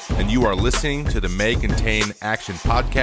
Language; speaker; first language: English; native; English